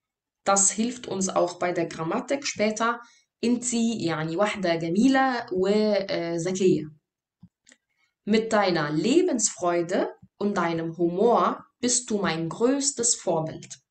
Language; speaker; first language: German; non-native, fluent; Arabic